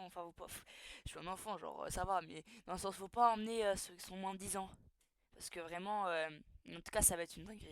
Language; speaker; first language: French; native; French